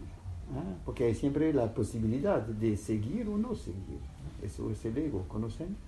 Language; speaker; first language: Spanish; non-native, fluent; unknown